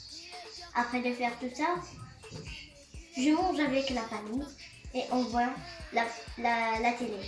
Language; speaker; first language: French; non-native, learner; Arabic